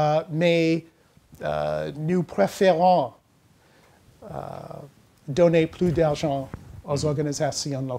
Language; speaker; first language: French; non-native, learner; English